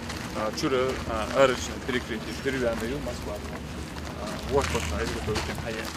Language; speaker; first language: Russian; non-native, local second language; Chechen